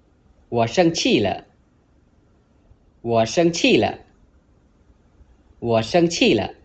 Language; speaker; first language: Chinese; non-native, learner; Khmer